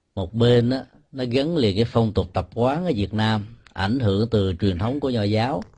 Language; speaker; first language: Vietnamese; native; Vietnamese